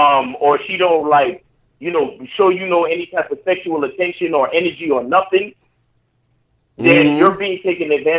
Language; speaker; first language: English; native; English